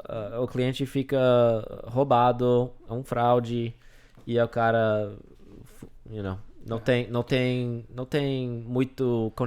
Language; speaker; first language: Portuguese; non-native, fluent; English